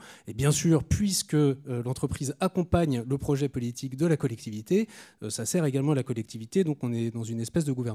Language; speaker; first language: French; native; French